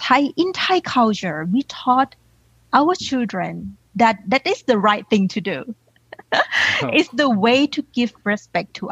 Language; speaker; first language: English; non-native, fluent; Thai